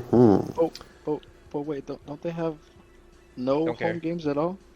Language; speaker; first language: English; native; English